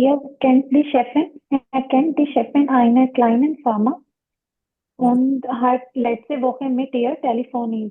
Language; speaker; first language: German; non-native, learner; Urdu